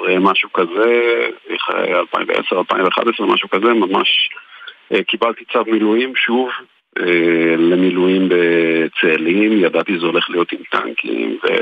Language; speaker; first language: Hebrew; native; Hebrew